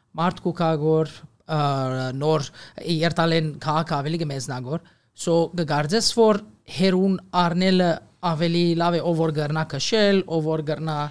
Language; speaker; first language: Armenian; early bilingual, heritage; Armenian